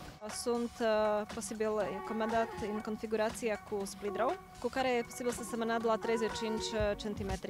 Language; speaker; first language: Romanian; non-native, learner; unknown